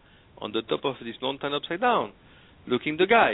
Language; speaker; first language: English; non-native, fluent; Spanish